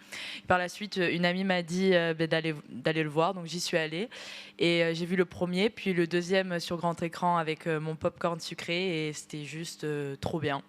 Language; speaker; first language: French; native; French